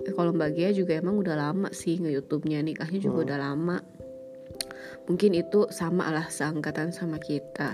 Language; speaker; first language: Indonesian; native; Indonesian